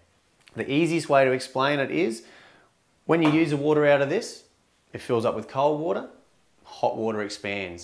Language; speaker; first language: English; native; English